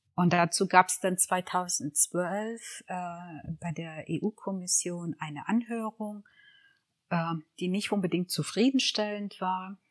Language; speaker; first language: German; early bilingual, other home language; Tigrinya